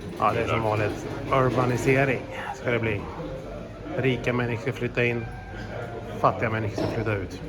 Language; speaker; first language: Swedish; native; Swedish